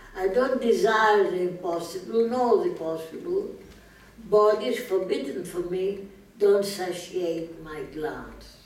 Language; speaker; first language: English; non-native, fluent; Greek